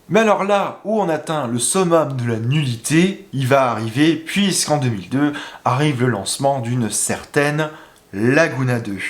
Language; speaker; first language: French; native; French